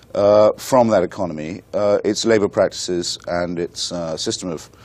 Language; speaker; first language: English; native; English